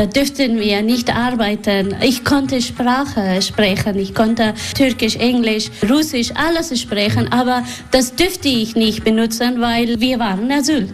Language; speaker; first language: German; non-native, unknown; Persian